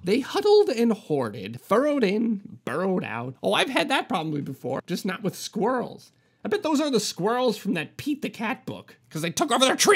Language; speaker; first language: English; native; English